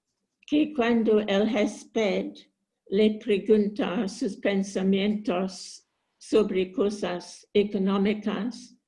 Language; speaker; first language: Spanish; non-native, learner; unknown